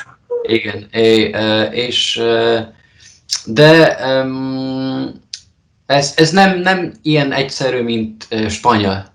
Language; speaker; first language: Hungarian; non-native, learner; Polish